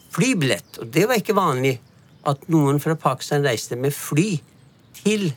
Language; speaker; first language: Norwegian; non-native, fluent; Punjabi